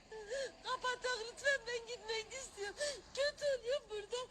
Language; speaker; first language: Turkish; non-native, learner; Arabic